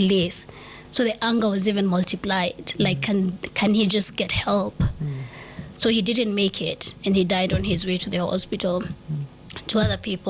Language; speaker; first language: English; non-native, local second language; Swahili